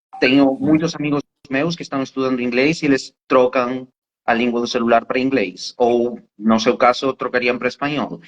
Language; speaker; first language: Portuguese; non-native, fluent; Spanish